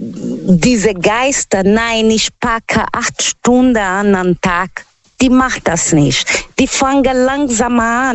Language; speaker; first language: German; non-native, learner; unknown